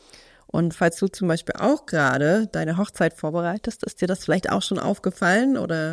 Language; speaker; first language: German; native; German